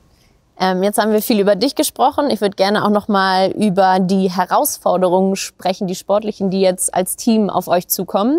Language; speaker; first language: German; native; German